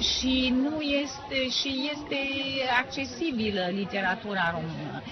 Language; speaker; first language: Romanian; non-native, local second language; Hungarian